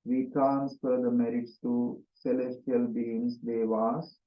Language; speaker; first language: English; non-native, local second language; Sinhala